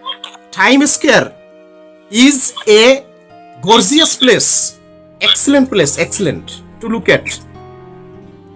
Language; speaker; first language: English; non-native, learner; Bangla